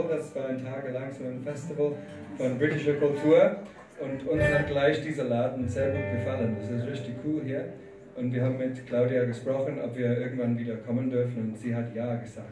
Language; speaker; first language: German; non-native, fluent; English